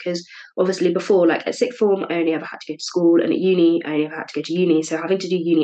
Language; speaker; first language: English; native; English